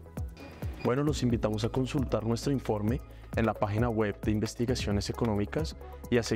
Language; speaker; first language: Spanish; native; Spanish